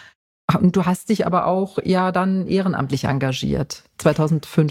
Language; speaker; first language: German; native; German